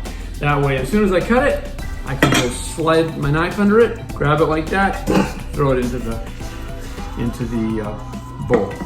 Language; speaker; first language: English; native; English